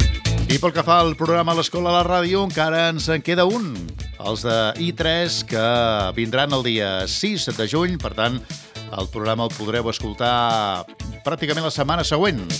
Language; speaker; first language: Catalan; native; Catalan